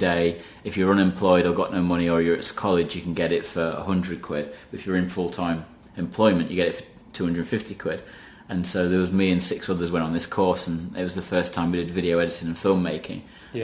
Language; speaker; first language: English; native; English